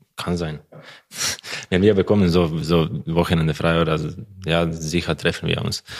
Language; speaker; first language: German; non-native, learner; Croatian